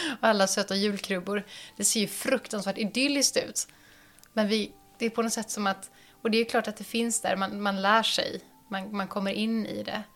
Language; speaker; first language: Swedish; native; Swedish